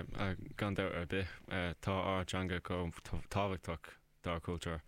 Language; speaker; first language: Irish; non-native, learner; English